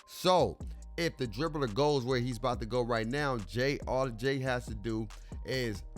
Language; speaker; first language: English; native; English